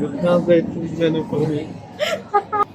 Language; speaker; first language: English; non-native, learner; Polish